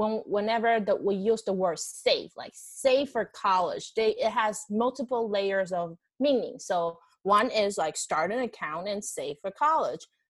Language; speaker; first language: English; non-native, fluent; Chinese